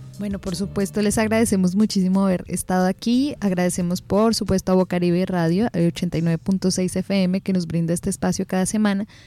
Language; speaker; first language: Spanish; native; Spanish